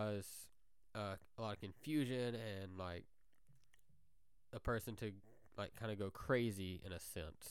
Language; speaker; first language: English; native; English